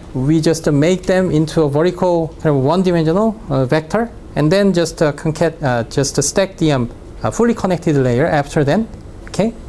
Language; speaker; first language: English; non-native, fluent; Korean